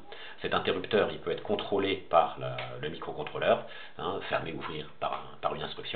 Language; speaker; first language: French; native; French